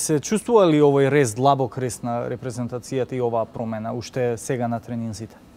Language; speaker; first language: Macedonian; native; Macedonian